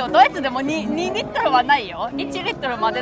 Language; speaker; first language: Japanese; non-native, fluent; German